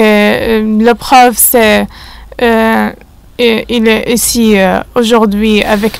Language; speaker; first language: French; non-native, fluent; Arabic